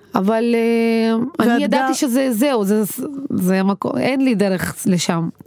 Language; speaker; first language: Hebrew; non-native, fluent; Uzbek